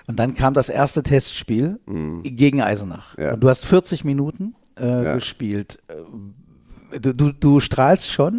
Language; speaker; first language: German; native; German